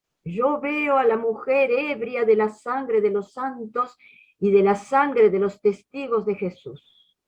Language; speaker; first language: Spanish; native; Spanish